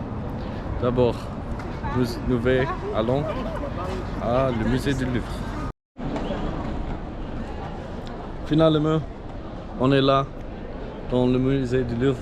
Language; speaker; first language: French; non-native, learner; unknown